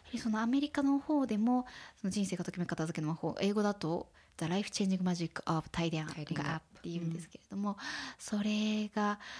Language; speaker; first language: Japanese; native; Japanese